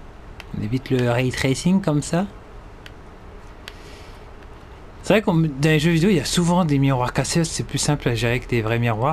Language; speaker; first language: French; native; French